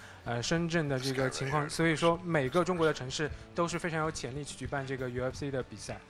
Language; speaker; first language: Chinese; native; Chinese